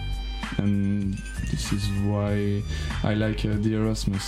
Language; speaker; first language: English; non-native, learner; French